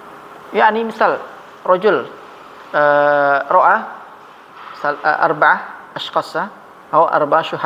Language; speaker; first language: Arabic; non-native, fluent; Indonesian